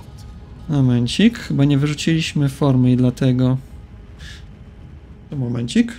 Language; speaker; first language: Polish; native; Polish